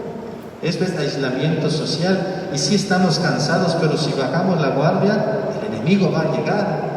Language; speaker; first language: Spanish; native; Spanish